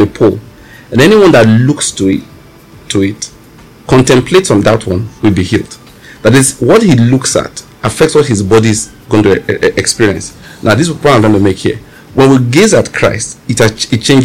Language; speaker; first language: English; non-native, local second language; Yoruba